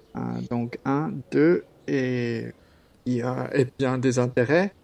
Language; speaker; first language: French; native; French